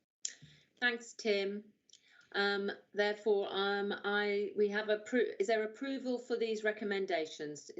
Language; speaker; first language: English; native; English